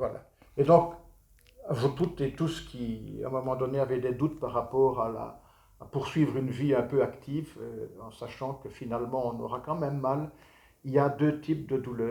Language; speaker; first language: French; native; French